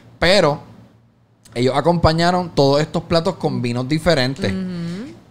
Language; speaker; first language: Spanish; native; Spanish